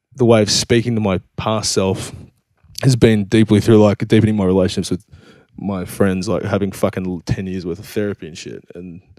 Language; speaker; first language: English; native; English